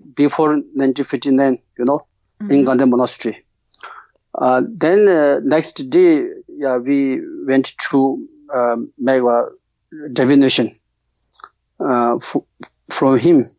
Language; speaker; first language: English; non-native, learner; Tibetan